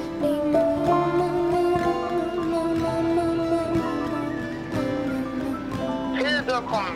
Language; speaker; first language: Swedish; non-native, fluent; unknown